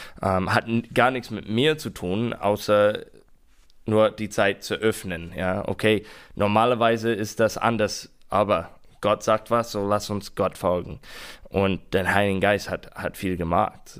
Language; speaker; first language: German; non-native, learner; English